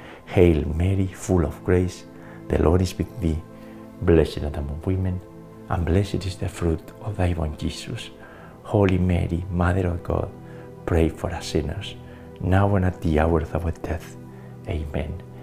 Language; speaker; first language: English; non-native, fluent; Spanish